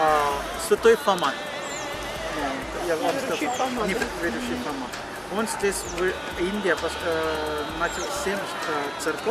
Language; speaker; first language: Russian; non-native, learner; Malayalam